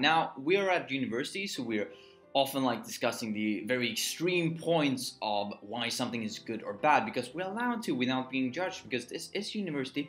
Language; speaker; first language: English; non-native, fluent; Swedish